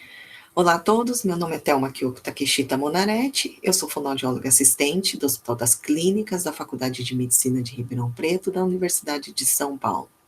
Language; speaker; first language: Portuguese; native; Portuguese